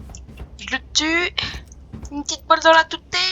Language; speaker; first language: French; native; French